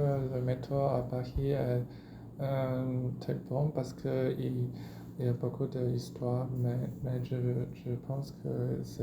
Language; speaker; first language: French; non-native, learner; Chinese